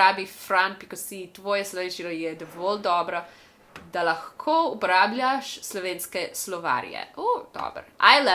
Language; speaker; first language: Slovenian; non-native, learner; English